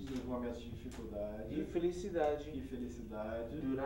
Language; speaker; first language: Portuguese; non-native, learner; English